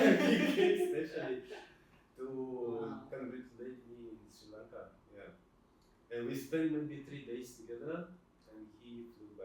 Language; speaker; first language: English; non-native, fluent; Russian